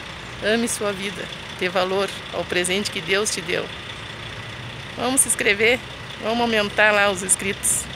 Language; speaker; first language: Portuguese; native; Portuguese